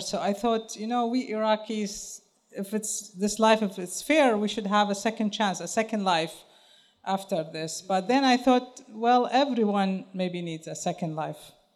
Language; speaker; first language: English; non-native, fluent; Arabic